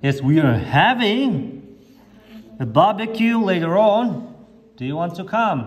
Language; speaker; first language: English; non-native, fluent; Kazakh